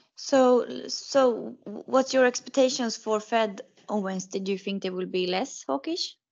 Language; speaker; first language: English; non-native, fluent; Swedish